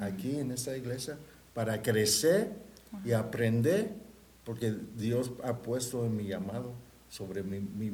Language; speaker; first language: Spanish; early bilingual, heritage; Spanish